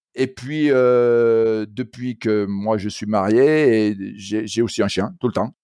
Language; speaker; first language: French; native; French